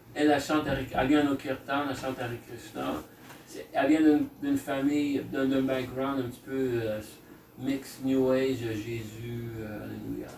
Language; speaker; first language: French; native; French